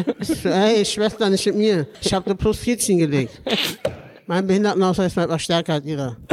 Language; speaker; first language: German; native; German